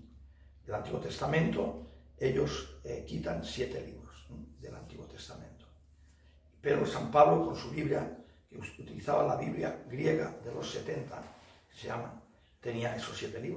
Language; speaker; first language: Spanish; native; Spanish